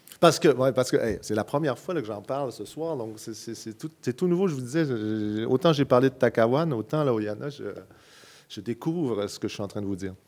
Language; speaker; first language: French; native; French